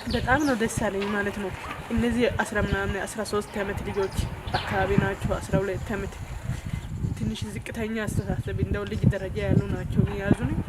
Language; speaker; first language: Amharic; non-native, local second language; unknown